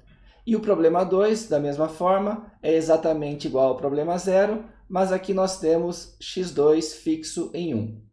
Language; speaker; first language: Portuguese; native; Portuguese